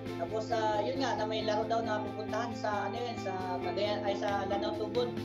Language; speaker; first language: Filipino; non-native, local second language; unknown